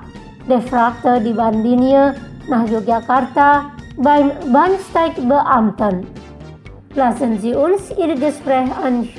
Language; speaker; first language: German; non-native, fluent; Indonesian